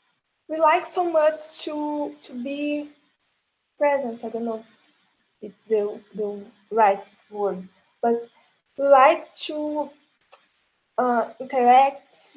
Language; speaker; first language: English; non-native, learner; Portuguese